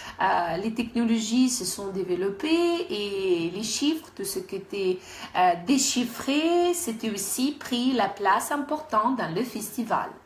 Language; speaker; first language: French; non-native, fluent; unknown